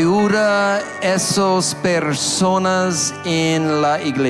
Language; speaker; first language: Spanish; non-native, learner; English